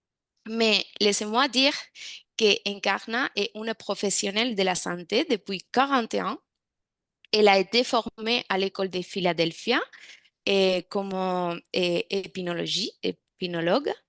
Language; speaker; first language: French; non-native, fluent; Spanish